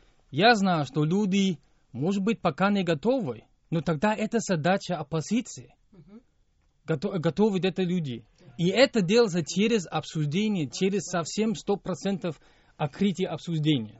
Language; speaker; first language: Russian; non-native, fluent; English